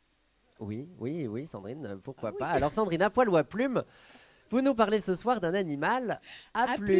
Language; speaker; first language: French; native; French